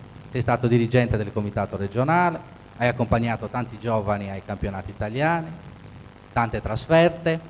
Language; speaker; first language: Italian; native; Italian